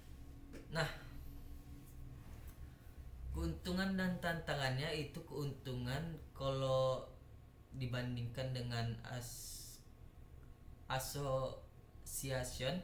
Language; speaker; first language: Indonesian; native; Indonesian